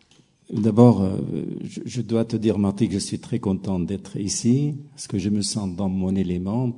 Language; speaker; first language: French; non-native, local second language; Arabic